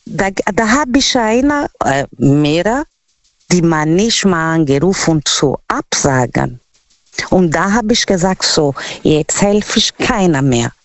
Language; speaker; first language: German; non-native, learner; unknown